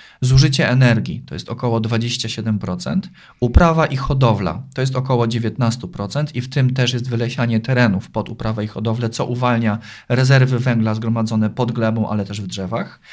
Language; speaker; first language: Polish; native; Polish